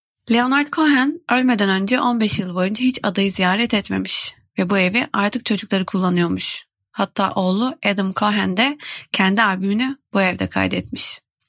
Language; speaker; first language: Turkish; native; Turkish